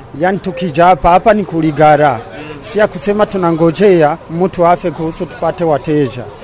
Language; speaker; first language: Swahili; non-native, local second language; Rundi